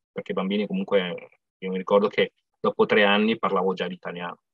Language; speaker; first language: Italian; early bilingual, other home language; Vietnamese